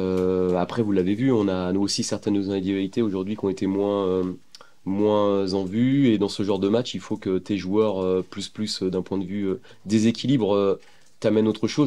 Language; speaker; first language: French; native; French